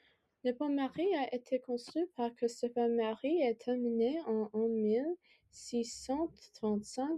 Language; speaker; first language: French; non-native, learner; English